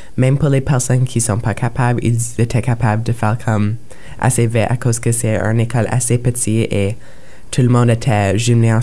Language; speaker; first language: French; non-native, local second language; English